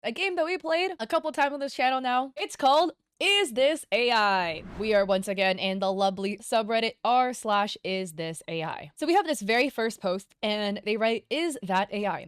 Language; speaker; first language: English; native; English